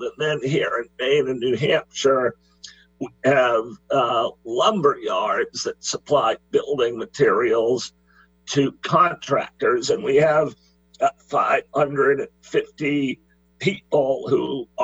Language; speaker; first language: English; native; English